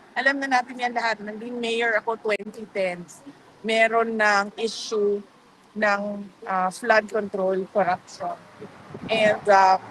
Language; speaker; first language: Filipino; non-native, local second language; Cebuano